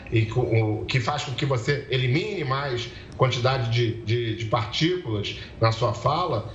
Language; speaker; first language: Portuguese; native; Portuguese